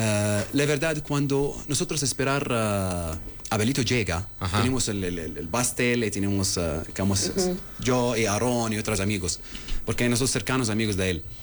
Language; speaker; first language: Spanish; non-native, learner; Arabic